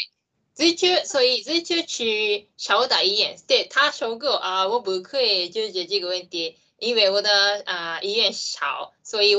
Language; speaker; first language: Chinese; non-native, learner; Japanese